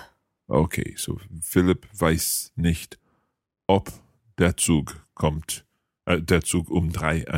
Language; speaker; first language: German; non-native, fluent; English